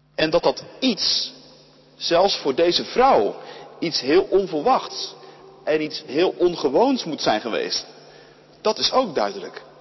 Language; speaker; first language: Dutch; native; Dutch